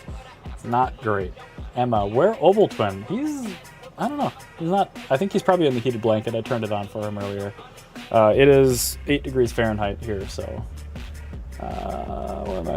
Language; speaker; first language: English; native; English